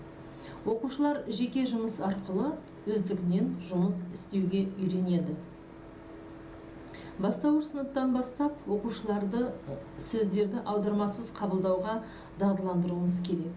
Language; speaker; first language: Kazakh; native; Kazakh